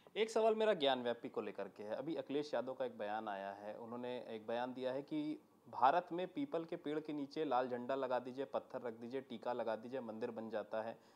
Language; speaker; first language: Hindi; native; Hindi